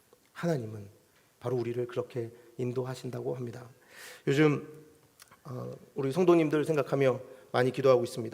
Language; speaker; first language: Korean; native; Korean